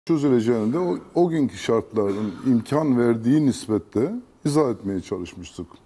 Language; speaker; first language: Turkish; non-native, local second language; Kurdish